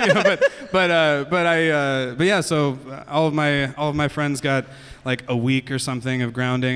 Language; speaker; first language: English; native; English